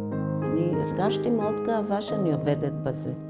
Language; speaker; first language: Hebrew; early bilingual, other home language; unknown